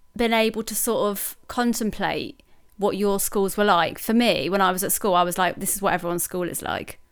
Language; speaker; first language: English; native; English